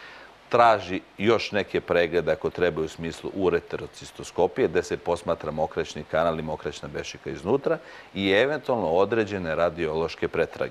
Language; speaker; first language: Croatian; native; Croatian